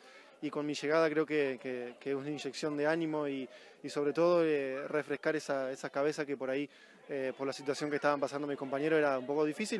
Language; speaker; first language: Spanish; native; Spanish